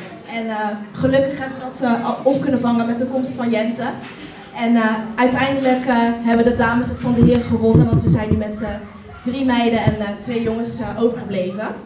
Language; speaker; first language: Dutch; native; Dutch